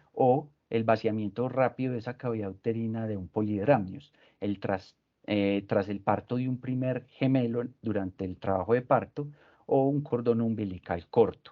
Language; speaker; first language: Spanish; native; Spanish